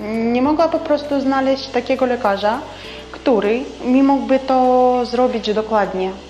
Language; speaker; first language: Polish; non-native, learner; Ukrainian